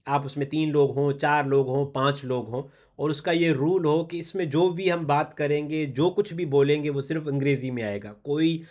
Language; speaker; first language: Urdu; non-native, local second language; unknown